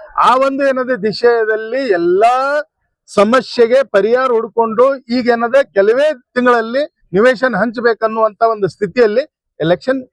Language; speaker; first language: Kannada; non-native, local second language; Urdu